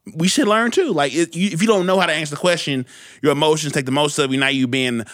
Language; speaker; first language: English; native; English